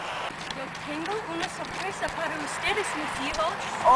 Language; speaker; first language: Spanish; non-native, learner; English